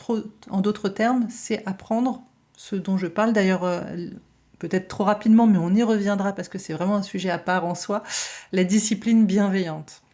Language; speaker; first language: French; native; French